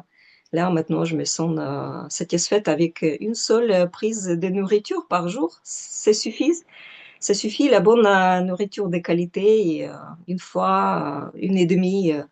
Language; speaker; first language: French; non-native, fluent; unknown